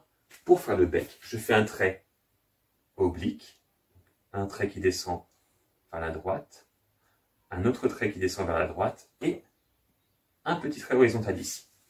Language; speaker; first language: French; native; French